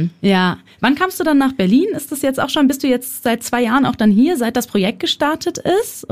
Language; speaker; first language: German; native; German